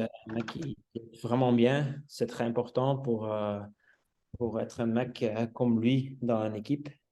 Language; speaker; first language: French; non-native, local second language; Dutch